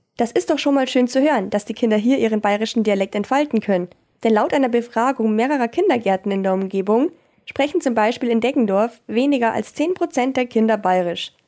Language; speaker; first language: German; native; German